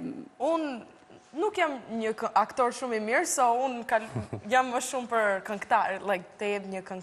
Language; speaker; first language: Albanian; early bilingual, heritage; Albanian